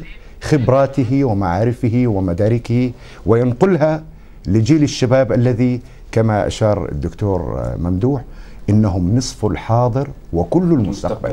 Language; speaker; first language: Arabic; native; Arabic